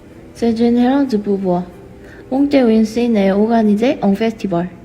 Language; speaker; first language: French; non-native, learner; Korean